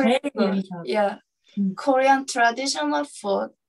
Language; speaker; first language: English; non-native, learner; Korean